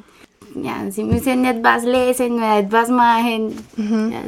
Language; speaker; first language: German; non-native, learner; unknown